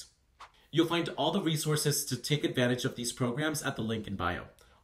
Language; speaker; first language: English; native; English